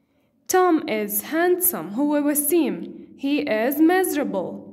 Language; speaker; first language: English; non-native, fluent; Arabic